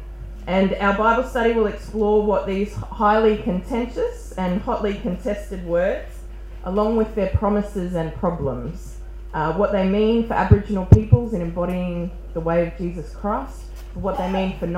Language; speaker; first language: English; native; English